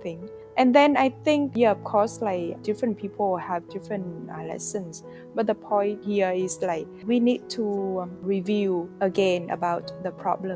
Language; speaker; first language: English; non-native, fluent; Vietnamese